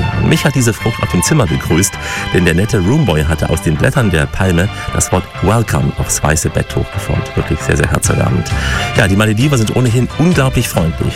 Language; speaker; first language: German; native; German